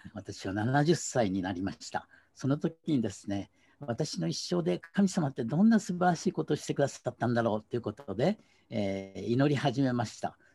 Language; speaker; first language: Japanese; native; Japanese